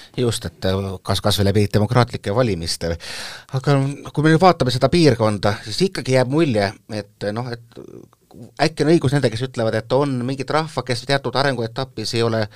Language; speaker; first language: Estonian; native; Estonian